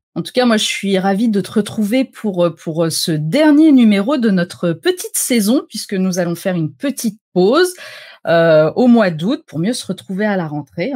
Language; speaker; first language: French; native; French